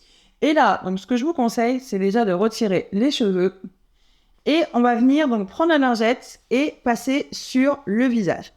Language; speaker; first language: French; native; French